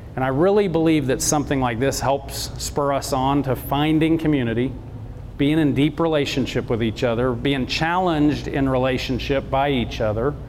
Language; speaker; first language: English; native; English